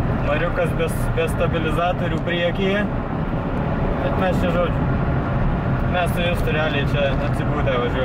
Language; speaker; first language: Lithuanian; native; Lithuanian